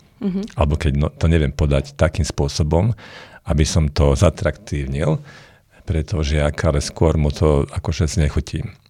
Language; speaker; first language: Slovak; non-native, local second language; Hungarian